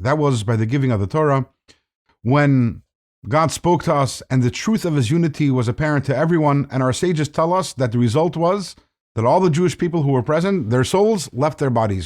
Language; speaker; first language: English; native; English